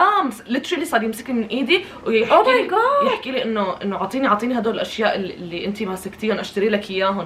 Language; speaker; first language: Arabic; native; Arabic